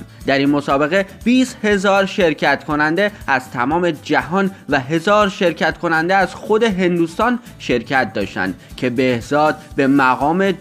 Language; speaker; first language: Persian; native; Persian